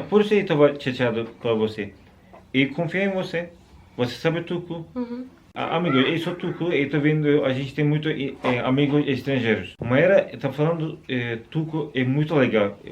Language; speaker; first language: Portuguese; non-native, learner; Turkish